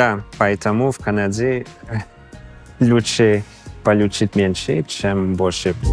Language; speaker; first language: Russian; non-native, fluent; English